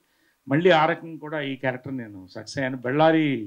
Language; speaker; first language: Telugu; native; Telugu